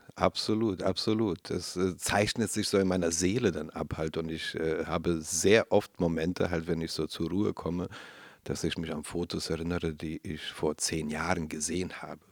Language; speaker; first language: German; native; German